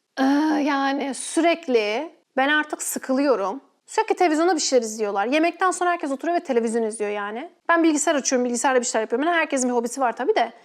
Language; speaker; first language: Turkish; native; Turkish